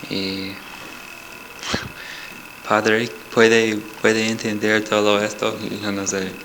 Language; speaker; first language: Spanish; non-native, learner; English